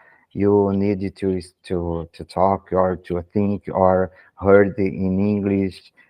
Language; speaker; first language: English; non-native, learner; Portuguese